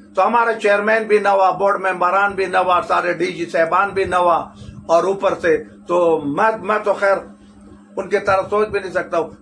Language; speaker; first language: Urdu; non-native, local second language; Pashto